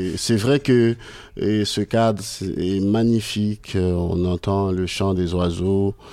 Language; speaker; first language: French; non-native, local second language; Haitian Creole